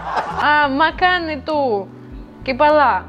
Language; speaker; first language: Indonesian; non-native, learner; Russian